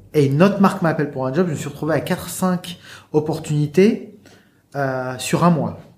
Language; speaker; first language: French; native; French